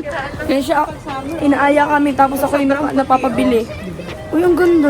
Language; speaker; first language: Filipino; native; Filipino